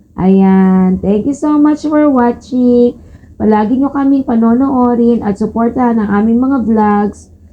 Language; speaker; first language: Filipino; native; Filipino